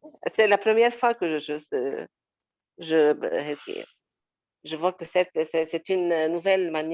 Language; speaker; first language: French; non-native, local second language; Arabic